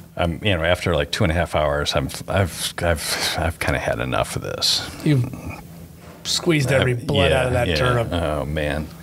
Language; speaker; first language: English; native; English